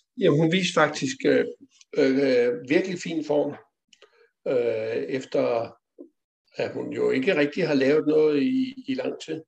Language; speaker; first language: Danish; native; Danish